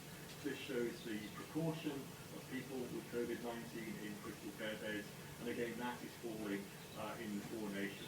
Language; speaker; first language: English; native; English